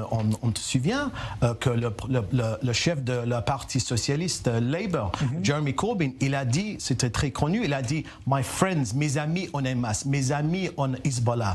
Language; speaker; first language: French; non-native, learner; English